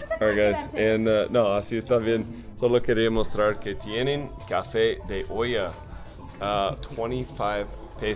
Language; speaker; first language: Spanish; non-native, fluent; English